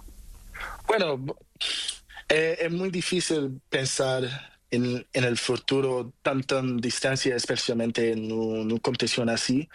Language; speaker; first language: Spanish; non-native, learner; Portuguese